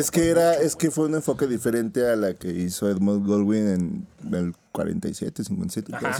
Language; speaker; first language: Spanish; native; Spanish